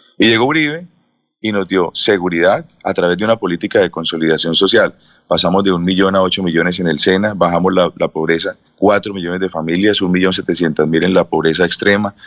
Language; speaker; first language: Spanish; native; Spanish